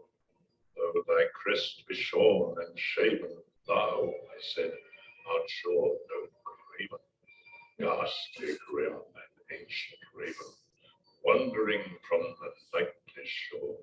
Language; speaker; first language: English; native; English